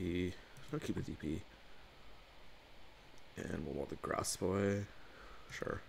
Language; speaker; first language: English; native; English